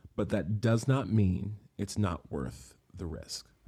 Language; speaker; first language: English; native; English